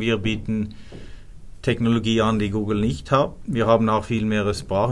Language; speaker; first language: German; non-native, fluent; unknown